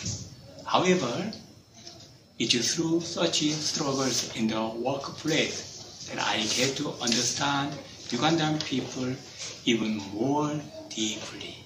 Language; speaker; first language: English; non-native, fluent; Korean